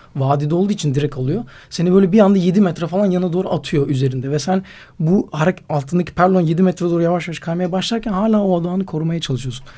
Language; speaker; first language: Turkish; native; Turkish